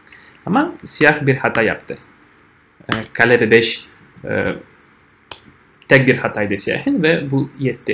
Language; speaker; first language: Turkish; non-native, fluent; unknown